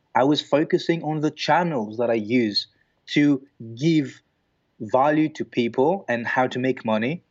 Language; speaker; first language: English; non-native, fluent; Greek